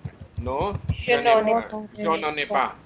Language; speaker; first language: French; non-native, learner; Hindi